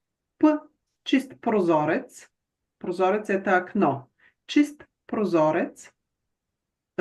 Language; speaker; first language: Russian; non-native, fluent; Bulgarian